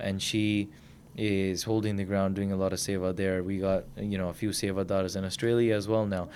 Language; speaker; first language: English; early bilingual, other home language; Punjabi